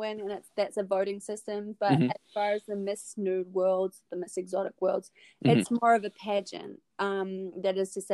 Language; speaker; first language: English; native; English